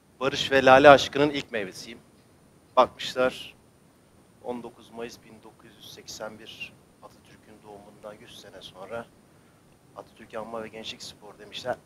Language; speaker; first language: Turkish; native; Turkish